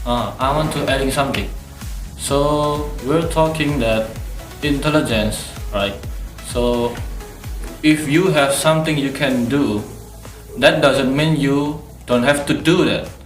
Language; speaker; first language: English; non-native, learner; Indonesian